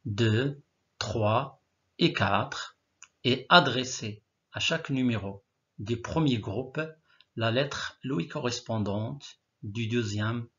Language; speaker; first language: French; non-native, local second language; Arabic